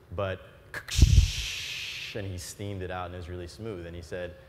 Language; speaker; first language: English; native; English